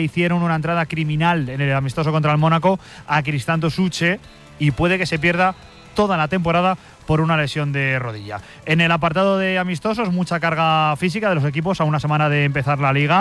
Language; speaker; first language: Spanish; native; Spanish